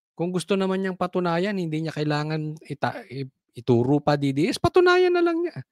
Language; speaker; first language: Filipino; native; Filipino